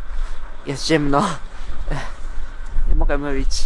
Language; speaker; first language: Polish; non-native, fluent; Japanese